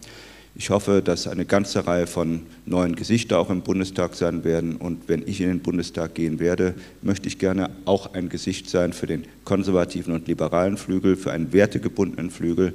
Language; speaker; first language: German; native; German